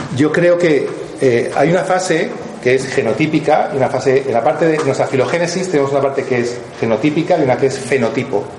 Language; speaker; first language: Spanish; native; Spanish